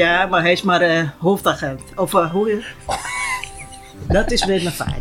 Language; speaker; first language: Dutch; non-native, local second language; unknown